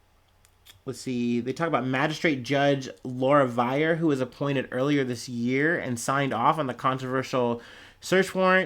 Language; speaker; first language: English; native; English